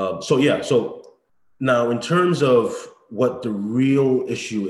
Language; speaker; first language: English; native; English